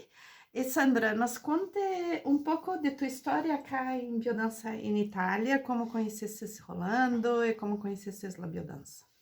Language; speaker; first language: Spanish; non-native, fluent; Portuguese